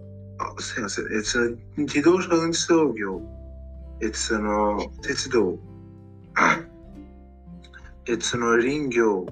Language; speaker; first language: Japanese; non-native, learner; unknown